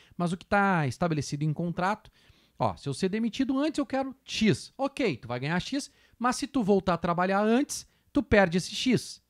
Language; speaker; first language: Portuguese; native; Portuguese